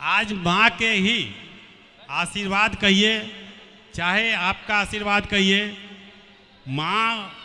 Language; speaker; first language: Hindi; native; Hindi